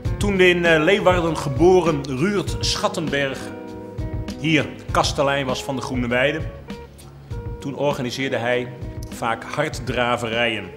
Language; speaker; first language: Dutch; native; Dutch